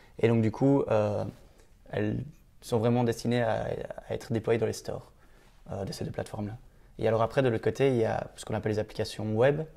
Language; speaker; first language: French; native; French